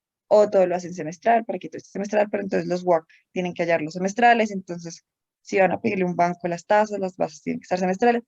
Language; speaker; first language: Spanish; native; Spanish